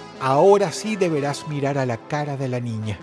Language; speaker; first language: Spanish; native; Spanish